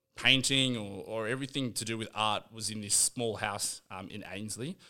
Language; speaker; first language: English; native; English